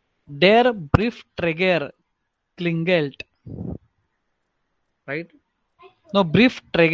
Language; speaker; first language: German; non-native, fluent; Marathi